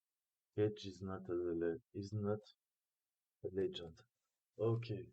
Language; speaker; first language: English; non-native, fluent; French